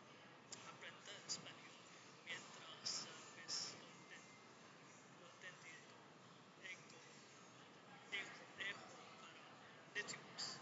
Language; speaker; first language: Spanish; non-native, learner; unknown